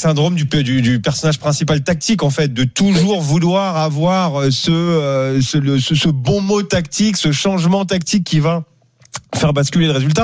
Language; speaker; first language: French; native; French